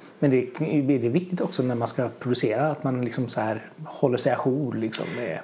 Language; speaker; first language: Swedish; native; Swedish